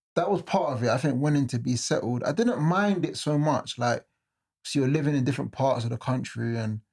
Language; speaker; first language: English; native; English